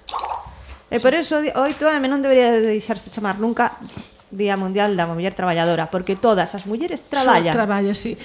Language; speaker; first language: Galician; non-native, local second language; Spanish